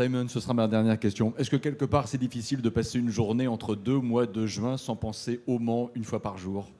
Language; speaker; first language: French; native; French